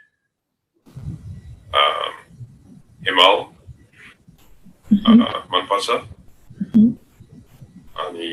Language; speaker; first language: Nepali; non-native, learner; English